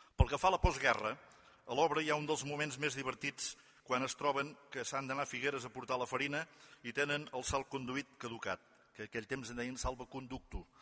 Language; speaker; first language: Catalan; native; Catalan